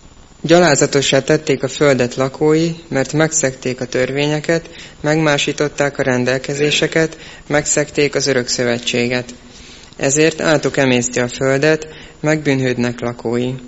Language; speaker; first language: Hungarian; native; Hungarian